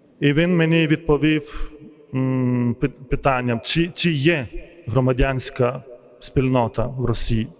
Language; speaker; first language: Ukrainian; non-native, fluent; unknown